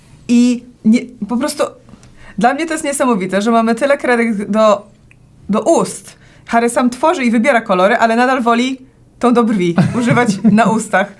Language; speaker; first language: Polish; native; Polish